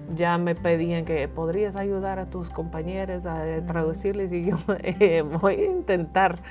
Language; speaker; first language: Spanish; non-native, fluent; English